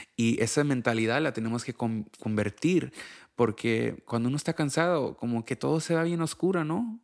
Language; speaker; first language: Spanish; early bilingual, heritage; Spanish